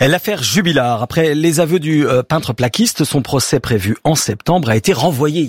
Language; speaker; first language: French; native; French